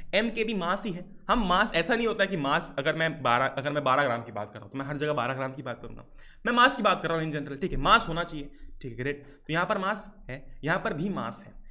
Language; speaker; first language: Hindi; native; Hindi